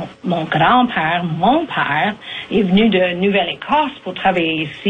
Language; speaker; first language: French; native; French